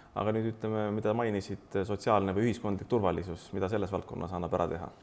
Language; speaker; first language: Estonian; native; Estonian